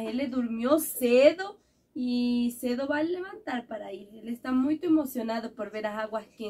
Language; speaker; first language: Portuguese; non-native, fluent; Spanish